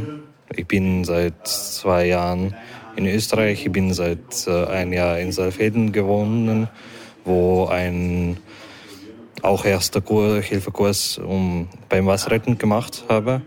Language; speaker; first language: German; non-native, learner; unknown